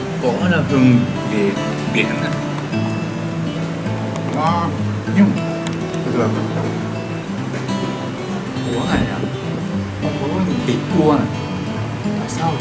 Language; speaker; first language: Vietnamese; non-native, learner; Japanese